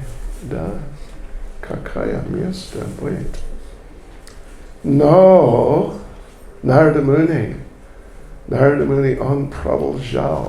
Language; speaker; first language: Russian; non-native, learner; English